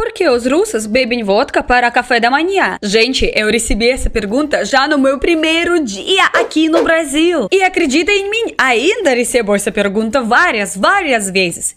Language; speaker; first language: Portuguese; non-native, fluent; Russian